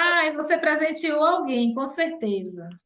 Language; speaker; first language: Portuguese; native; Portuguese